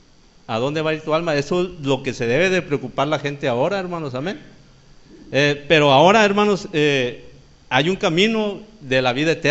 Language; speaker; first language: Spanish; native; Spanish